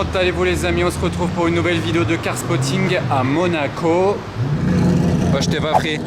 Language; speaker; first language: French; native; French